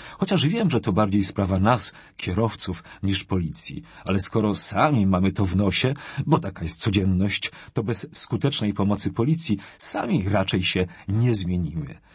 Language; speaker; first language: Polish; native; Polish